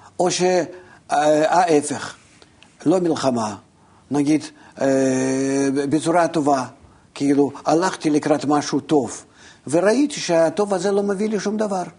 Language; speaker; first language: Hebrew; non-native, fluent; Russian